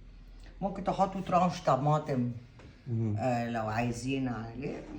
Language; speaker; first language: Arabic; native; Arabic